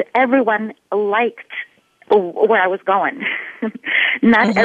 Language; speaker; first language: English; non-native, fluent; Polish